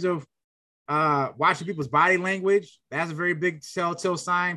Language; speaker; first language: English; native; English